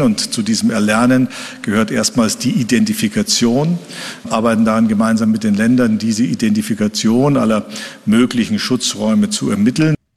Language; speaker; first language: German; native; German